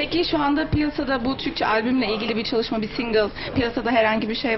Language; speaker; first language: Turkish; native; Turkish